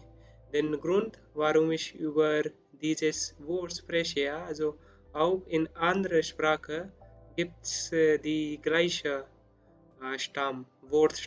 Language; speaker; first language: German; non-native, learner; Spanish